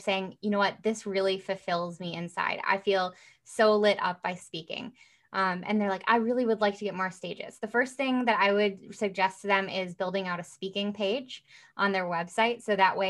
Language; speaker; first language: English; native; English